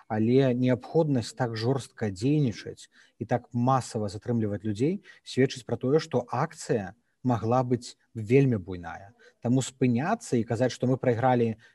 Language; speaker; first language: Belarusian; native; Belarusian